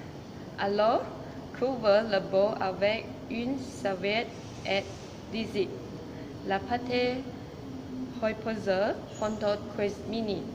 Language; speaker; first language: French; non-native, learner; Malay